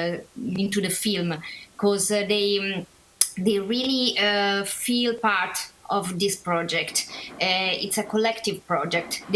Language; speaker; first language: English; non-native, learner; Italian